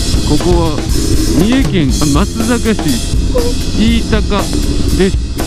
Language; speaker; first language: Japanese; native; Japanese